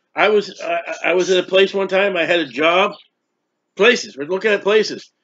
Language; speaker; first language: English; native; English